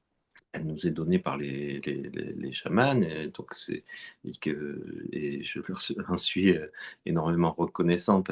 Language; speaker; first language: French; native; French